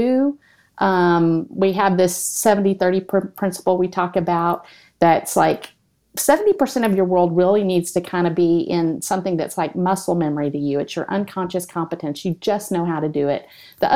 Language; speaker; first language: English; native; English